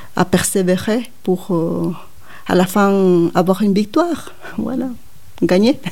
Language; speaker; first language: French; non-native, learner; Spanish